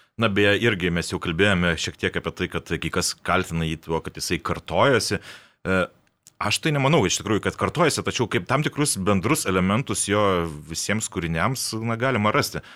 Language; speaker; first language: Lithuanian; native; Lithuanian